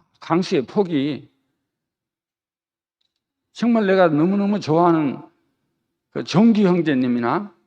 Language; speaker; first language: Korean; native; Korean